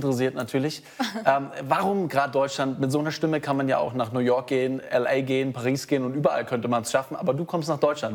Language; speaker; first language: German; native; German